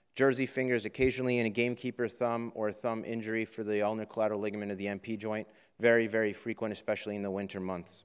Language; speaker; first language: English; native; English